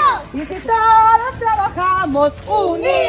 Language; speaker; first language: Spanish; native; Spanish